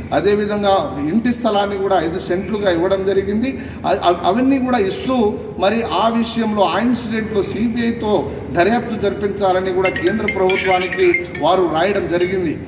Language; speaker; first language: Telugu; non-native, local second language; Lambadi